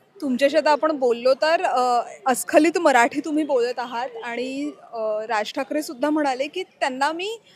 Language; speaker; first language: Marathi; native; Marathi